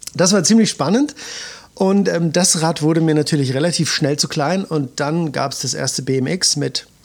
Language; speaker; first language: German; native; German